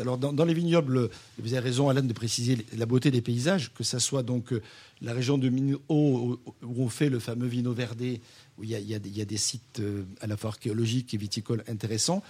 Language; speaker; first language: French; native; French